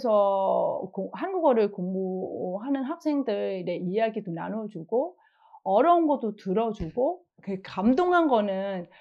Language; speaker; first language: Korean; non-native, fluent; Vietnamese